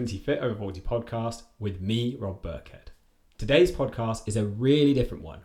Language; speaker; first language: English; native; English